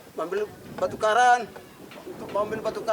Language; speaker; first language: Indonesian; non-native, local second language; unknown